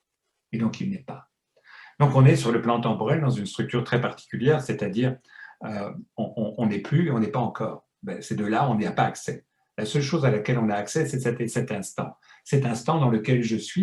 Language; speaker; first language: French; native; French